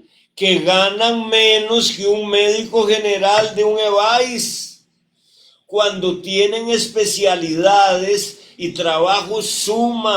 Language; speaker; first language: Spanish; native; Spanish